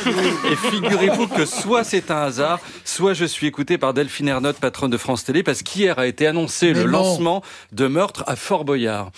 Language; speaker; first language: French; native; French